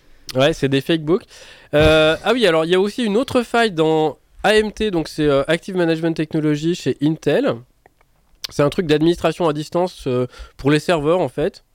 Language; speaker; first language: French; native; French